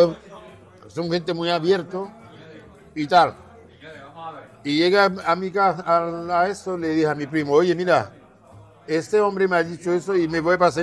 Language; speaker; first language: Spanish; non-native, fluent; Haitian Creole